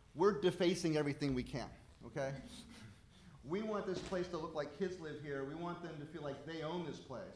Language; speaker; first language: English; native; English